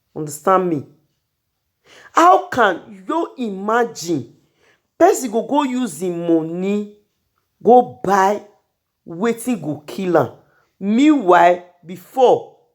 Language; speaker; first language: Nigerian Pidgin; non-native, local second language; Bini